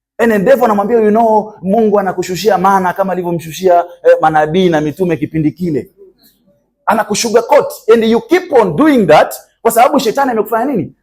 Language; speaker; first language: Swahili; native; Swahili